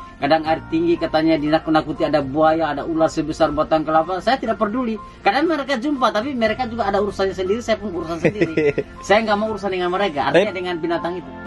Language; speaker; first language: Indonesian; non-native, local second language; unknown